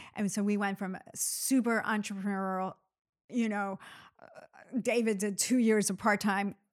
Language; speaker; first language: English; early bilingual, other home language; Arabic